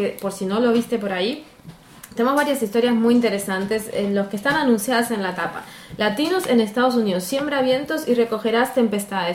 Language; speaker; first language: Spanish; native; Spanish